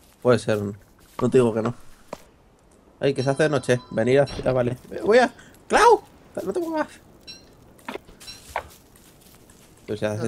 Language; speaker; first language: Spanish; native; Spanish